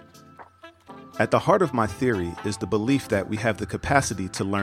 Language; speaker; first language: English; native; English